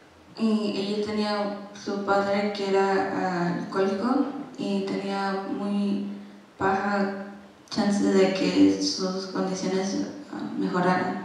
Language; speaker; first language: Spanish; non-native, learner; English